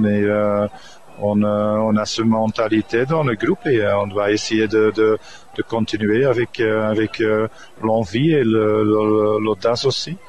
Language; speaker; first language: French; non-native, fluent; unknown